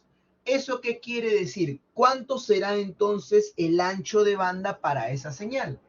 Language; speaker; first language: Spanish; native; Spanish